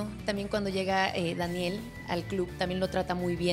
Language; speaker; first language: Spanish; native; Spanish